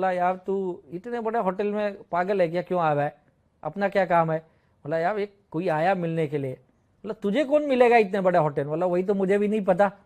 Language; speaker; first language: Hindi; native; Hindi